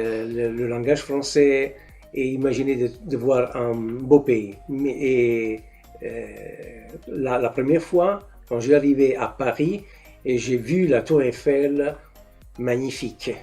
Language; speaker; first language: French; non-native, learner; Italian